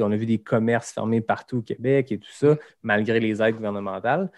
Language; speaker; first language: French; native; French